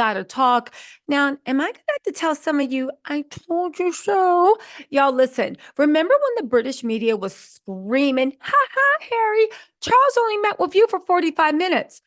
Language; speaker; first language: English; native; English